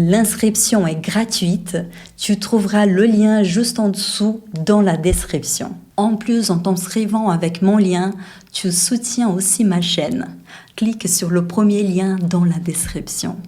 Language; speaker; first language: French; non-native, fluent; Portuguese